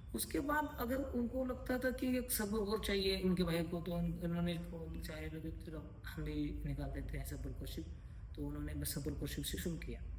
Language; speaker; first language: Hindi; non-native, local second language; Marathi